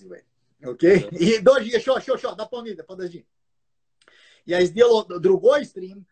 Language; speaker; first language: Russian; non-native, learner; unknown